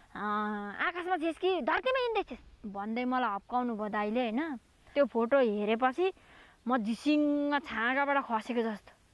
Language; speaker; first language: Nepali; native; Nepali